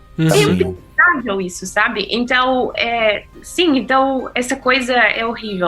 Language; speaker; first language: Portuguese; non-native, fluent; Russian